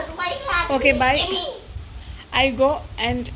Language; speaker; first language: English; non-native, learner; Malayalam